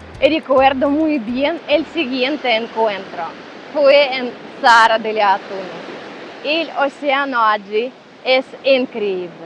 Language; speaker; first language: Spanish; non-native, learner; Ukrainian